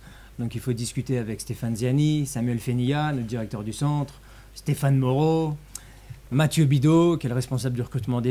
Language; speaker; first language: French; native; French